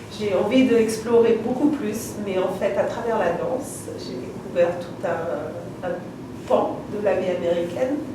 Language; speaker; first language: French; native; French